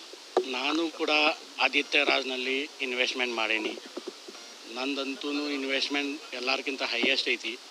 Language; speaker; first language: Kannada; native; Kannada